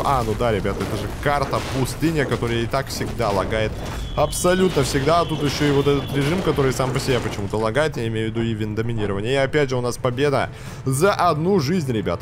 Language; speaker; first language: Russian; native; Russian